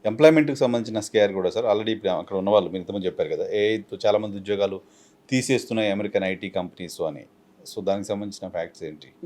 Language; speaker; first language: Telugu; native; Telugu